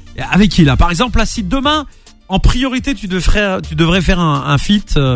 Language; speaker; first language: French; native; French